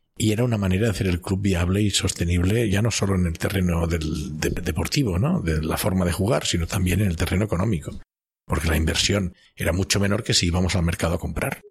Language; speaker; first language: Spanish; non-native, local second language; Catalan